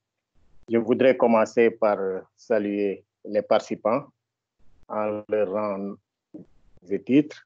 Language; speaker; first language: French; non-native, local second language; Wolof